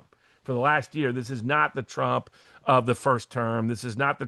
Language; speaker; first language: English; native; English